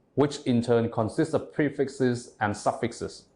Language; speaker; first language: English; non-native, fluent; Vietnamese